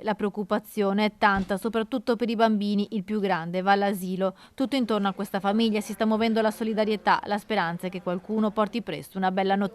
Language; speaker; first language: Italian; native; Italian